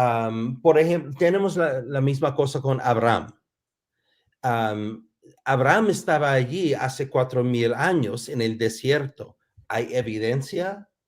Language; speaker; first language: Spanish; non-native, fluent; English